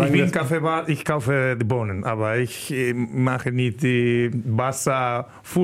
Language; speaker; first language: German; non-native, learner; Spanish